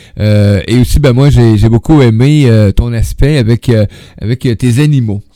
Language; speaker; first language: French; native; French